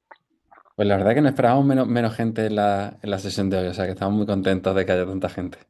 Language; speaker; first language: Spanish; native; Spanish